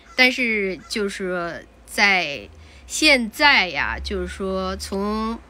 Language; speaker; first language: Chinese; native; Chinese